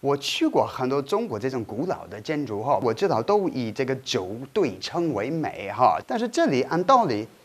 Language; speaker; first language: Chinese; non-native, fluent; English